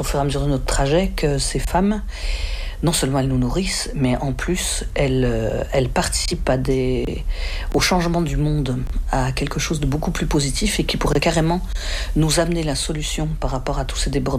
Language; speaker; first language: French; native; French